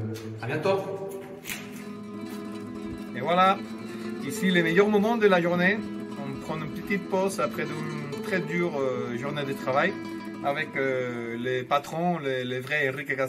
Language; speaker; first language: French; non-native, fluent; Spanish